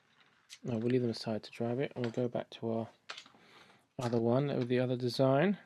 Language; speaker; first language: English; native; English